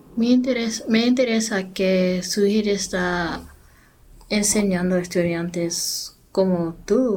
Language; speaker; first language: Spanish; non-native, learner; English